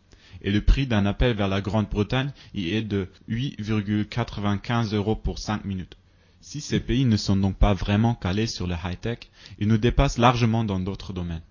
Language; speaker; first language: French; native; French